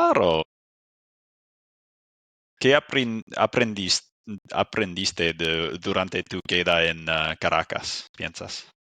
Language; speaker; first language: Spanish; non-native, fluent; English